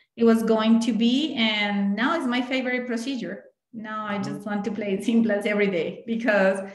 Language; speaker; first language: English; non-native, fluent; Spanish